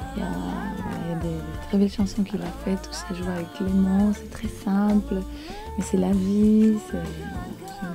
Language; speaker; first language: French; non-native, fluent; Spanish